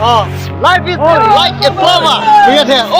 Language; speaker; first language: English; non-native, learner; Karbi